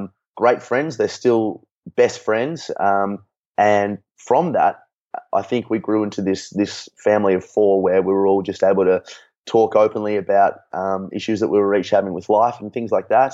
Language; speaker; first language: English; native; English